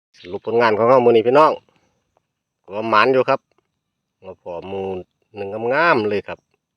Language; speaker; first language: Thai; native; Thai